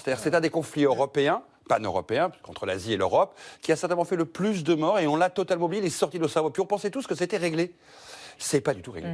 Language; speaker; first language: French; native; French